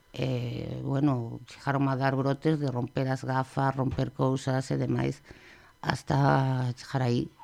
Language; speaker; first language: Galician; native; Galician